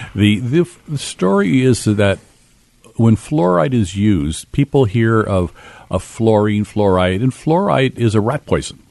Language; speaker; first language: English; native; English